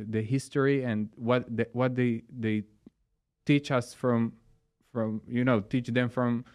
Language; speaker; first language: English; non-native, fluent; Hebrew